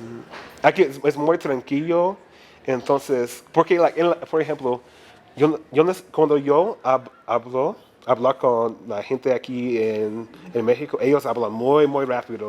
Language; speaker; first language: Spanish; non-native, learner; English